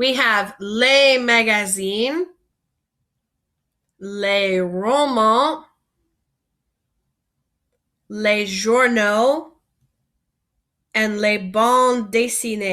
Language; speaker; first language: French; non-native, fluent; English